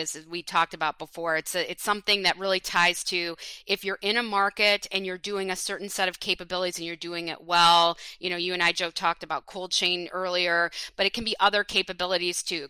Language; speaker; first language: English; native; English